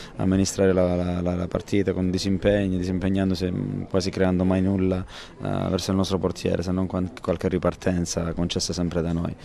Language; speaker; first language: Italian; native; Italian